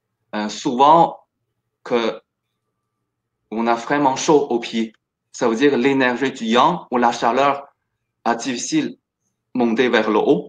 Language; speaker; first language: French; non-native, fluent; Chinese